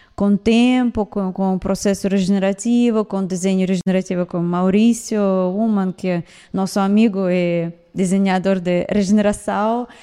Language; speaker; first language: Portuguese; non-native, fluent; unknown